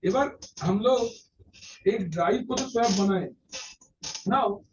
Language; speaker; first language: Hindi; non-native, local second language; Bangla